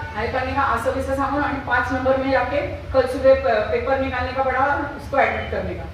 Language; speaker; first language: Hindi; non-native, local second language; Marathi